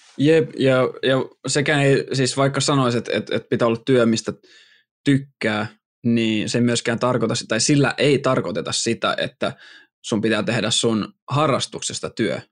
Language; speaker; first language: Finnish; native; Finnish